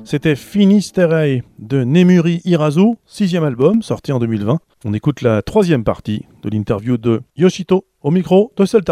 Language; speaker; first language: French; native; French